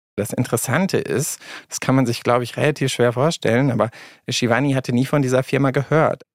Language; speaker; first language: German; native; German